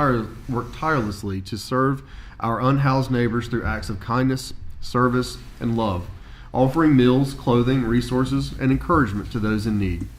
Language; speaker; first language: English; native; English